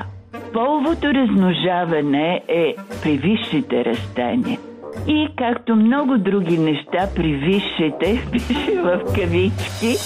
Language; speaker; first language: Bulgarian; native; Bulgarian